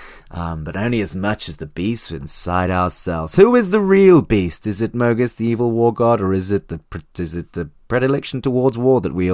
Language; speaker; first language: English; native; English